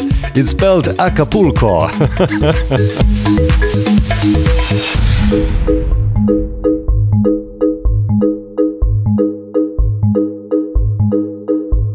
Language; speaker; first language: English; non-native, fluent; Slovenian